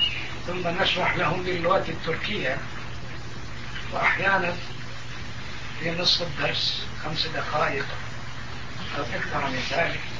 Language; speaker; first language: Arabic; non-native, fluent; Turkish